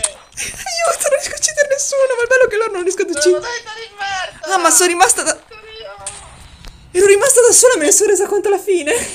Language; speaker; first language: Italian; native; Italian